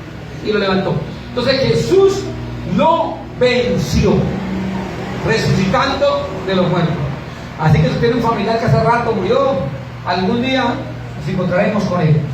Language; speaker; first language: Spanish; native; Spanish